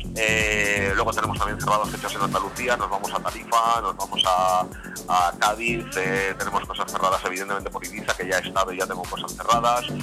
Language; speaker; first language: Spanish; native; Spanish